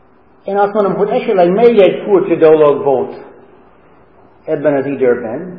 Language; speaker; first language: Hungarian; non-native, fluent; English